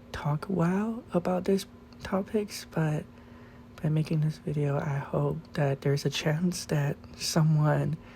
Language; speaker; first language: English; non-native, fluent; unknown